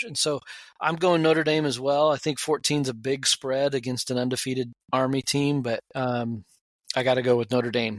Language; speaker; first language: English; native; English